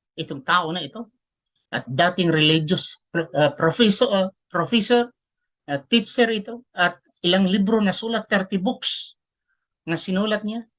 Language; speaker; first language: Filipino; non-native, local second language; Cebuano